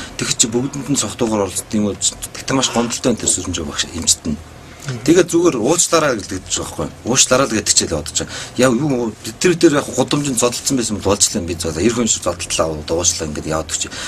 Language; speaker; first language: Mongolian; non-native, local second language; Kazakh